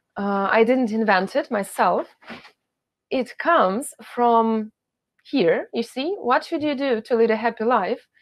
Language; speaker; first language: English; non-native, fluent; Ukrainian